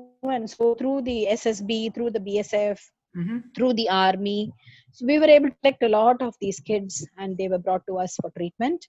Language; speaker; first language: English; non-native, local second language; Tamil